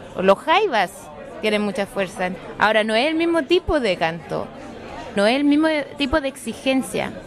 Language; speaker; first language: Spanish; early bilingual, heritage; Spanish